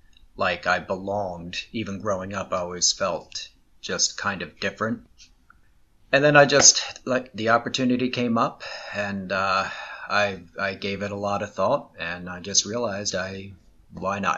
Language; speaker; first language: English; native; English